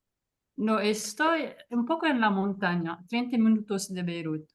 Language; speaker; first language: Spanish; non-native, fluent; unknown